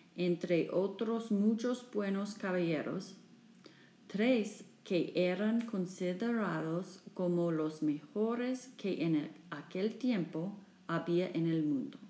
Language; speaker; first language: Spanish; non-native, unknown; English